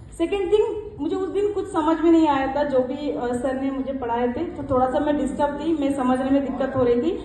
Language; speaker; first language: Hindi; non-native, local second language; Kannada